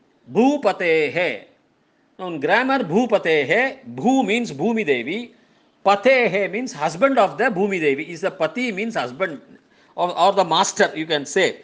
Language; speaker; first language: English; non-native, local second language; Tamil